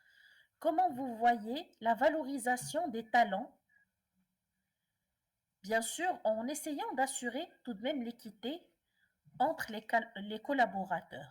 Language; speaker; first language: French; non-native, local second language; Arabic